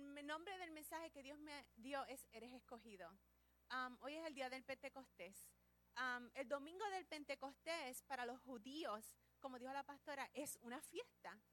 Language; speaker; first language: Spanish; early bilingual, heritage; Spanish